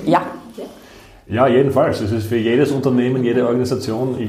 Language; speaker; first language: German; native; German